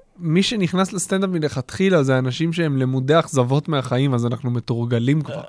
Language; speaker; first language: Hebrew; native; Hebrew